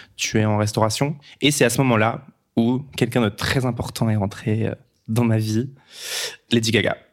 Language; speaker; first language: French; native; French